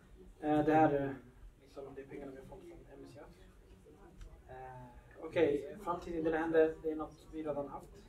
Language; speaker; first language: Swedish; early bilingual, other home language; Somali